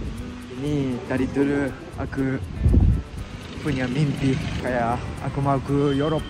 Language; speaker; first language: Indonesian; non-native, fluent; Japanese